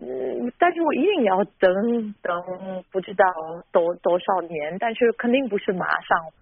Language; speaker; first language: Chinese; non-native, fluent; German